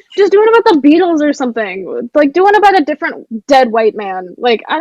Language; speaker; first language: English; native; English